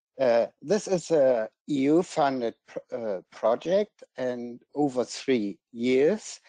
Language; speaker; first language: English; non-native, fluent; German